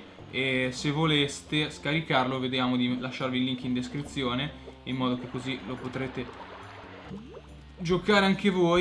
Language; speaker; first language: Italian; native; Italian